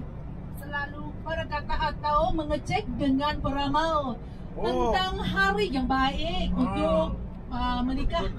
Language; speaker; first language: Indonesian; non-native, fluent; Vietnamese